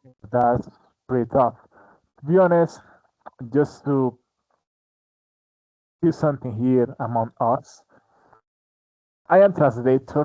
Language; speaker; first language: English; non-native, fluent; Spanish